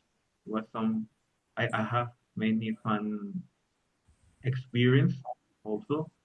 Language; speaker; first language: English; non-native, learner; Spanish